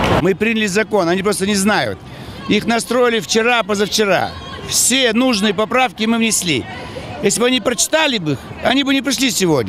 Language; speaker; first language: Russian; native; Russian